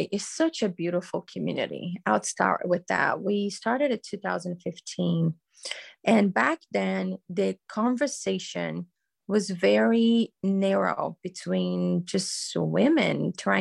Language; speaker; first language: English; non-native, fluent; Portuguese